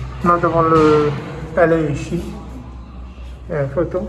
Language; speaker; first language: French; non-native, fluent; Hindi